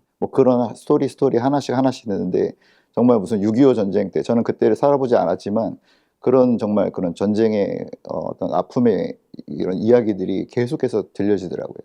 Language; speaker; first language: Korean; native; Korean